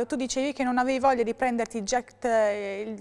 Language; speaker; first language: Italian; native; Italian